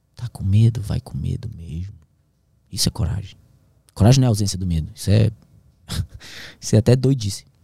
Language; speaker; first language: Portuguese; native; Portuguese